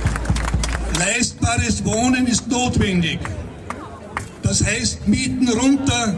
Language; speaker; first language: German; native; German